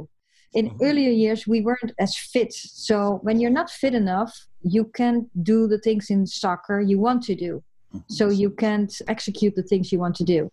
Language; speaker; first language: English; non-native, fluent; Dutch